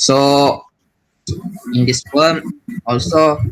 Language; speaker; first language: English; non-native, learner; Malay